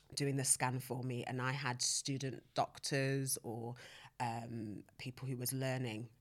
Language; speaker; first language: English; native; English